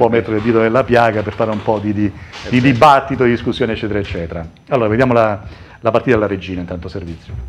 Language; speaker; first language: Italian; native; Italian